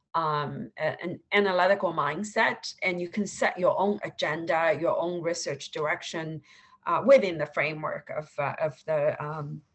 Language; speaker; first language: English; non-native, fluent; Chinese